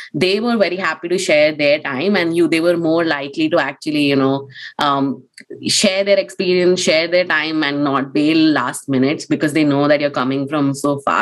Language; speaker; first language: English; non-native, local second language; Hindi